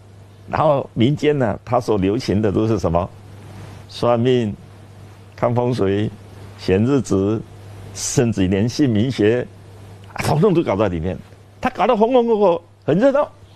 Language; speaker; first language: Chinese; native; Chinese